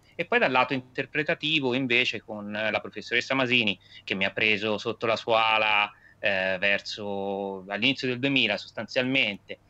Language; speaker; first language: Italian; native; Italian